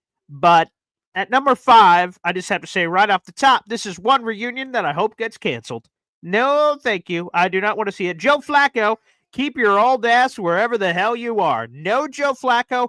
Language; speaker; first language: English; native; English